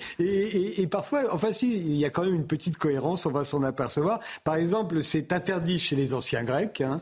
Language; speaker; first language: French; native; French